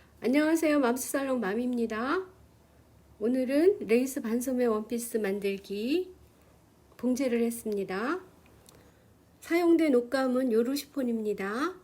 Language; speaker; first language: Korean; native; Korean